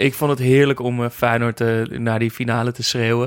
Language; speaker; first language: Dutch; native; Dutch